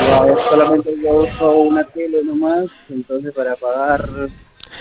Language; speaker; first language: Spanish; native; Spanish